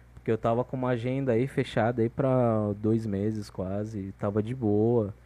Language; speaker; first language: Portuguese; native; Portuguese